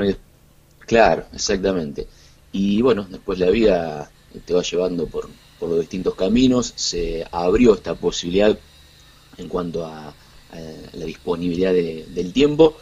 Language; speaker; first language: Spanish; native; Spanish